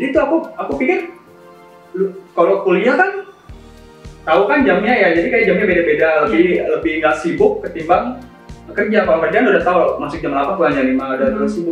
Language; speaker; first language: Indonesian; native; Indonesian